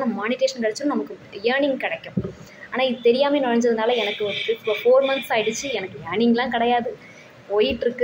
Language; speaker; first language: Tamil; native; Tamil